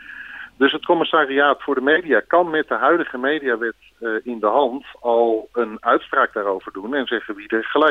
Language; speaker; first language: Dutch; native; Dutch